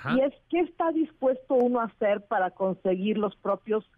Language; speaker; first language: Spanish; non-native, fluent; Italian